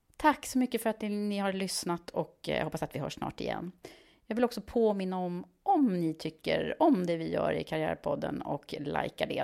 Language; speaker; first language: Swedish; native; Swedish